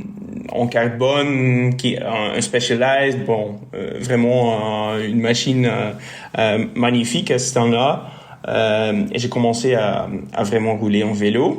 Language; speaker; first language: French; non-native, local second language; Dutch